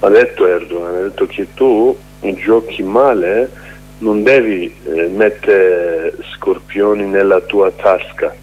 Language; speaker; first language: Italian; non-native, learner; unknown